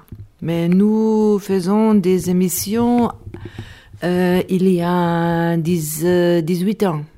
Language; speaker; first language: French; non-native, learner; Spanish